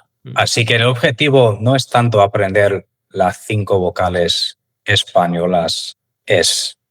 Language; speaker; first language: Spanish; non-native, fluent; English